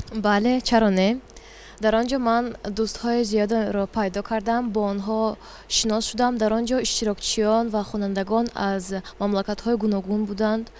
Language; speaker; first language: Tajik; non-native, local second language; Russian